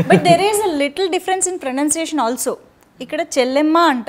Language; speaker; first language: Telugu; native; Telugu